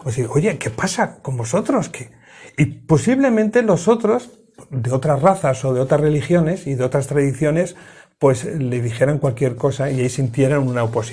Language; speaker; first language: Spanish; native; Spanish